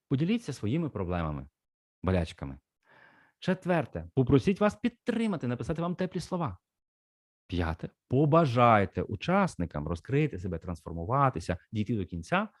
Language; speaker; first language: Ukrainian; non-native, local second language; Russian